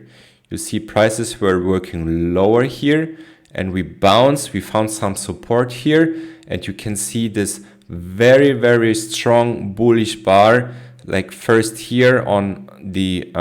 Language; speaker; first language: English; non-native, fluent; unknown